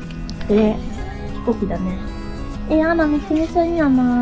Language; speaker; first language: Japanese; non-native, fluent; Italian